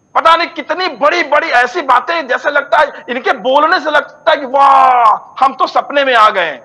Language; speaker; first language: Hindi; native; Hindi